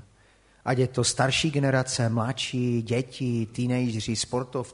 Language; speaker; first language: Czech; native; Czech